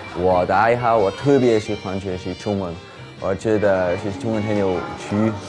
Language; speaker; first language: Chinese; non-native, learner; Swiss German